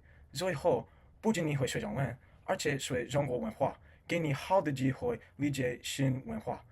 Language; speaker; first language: Chinese; non-native, learner; English